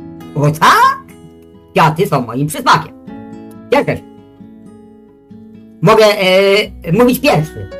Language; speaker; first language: Polish; native; Polish